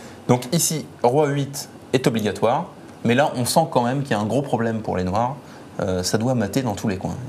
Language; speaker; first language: French; native; French